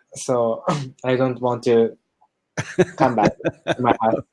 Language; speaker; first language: English; non-native, learner; Japanese